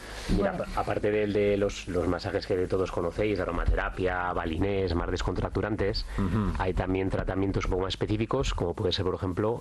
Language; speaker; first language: Spanish; native; Spanish